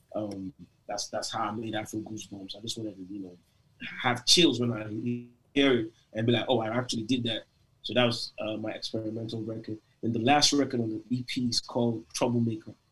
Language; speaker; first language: English; non-native, local second language; Igbo